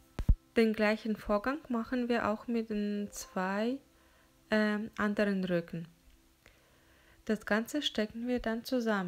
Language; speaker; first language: German; non-native, fluent; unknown